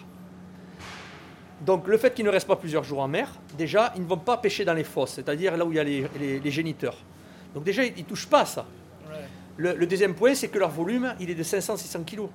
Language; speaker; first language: French; native; French